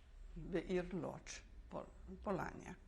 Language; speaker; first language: Hebrew; non-native, fluent; Polish